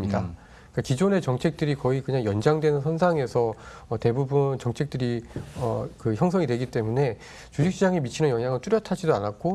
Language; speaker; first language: Korean; native; Korean